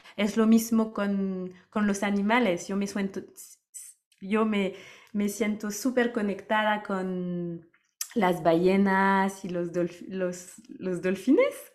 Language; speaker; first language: Spanish; non-native, fluent; French